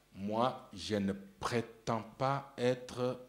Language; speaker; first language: French; non-native, local second language; Luba-Lulua